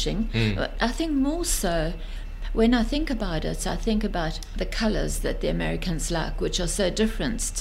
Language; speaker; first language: English; native; English